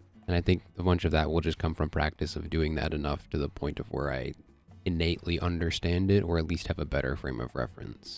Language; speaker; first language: English; native; English